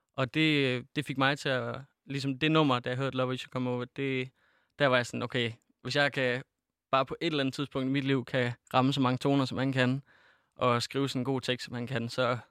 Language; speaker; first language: Danish; native; Danish